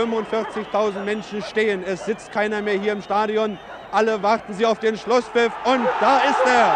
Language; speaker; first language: German; native; German